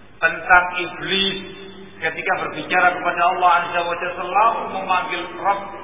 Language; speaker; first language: Indonesian; non-native, local second language; Javanese